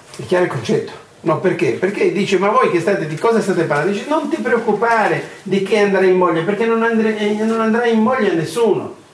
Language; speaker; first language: Italian; non-native, fluent; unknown